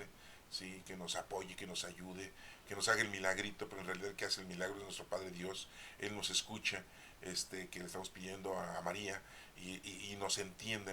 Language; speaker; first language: Spanish; native; Spanish